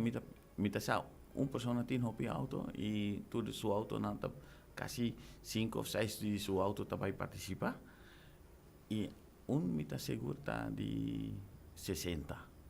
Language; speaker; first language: Spanish; non-native, local second language; Papiamento